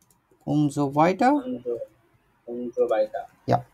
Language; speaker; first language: German; non-native, learner; Bangla